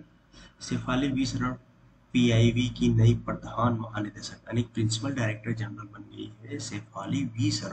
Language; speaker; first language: Hindi; native; Hindi